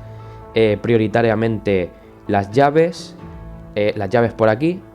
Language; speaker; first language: Spanish; native; Spanish